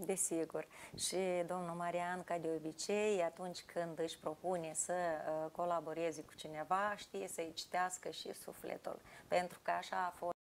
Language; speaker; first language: Romanian; native; Romanian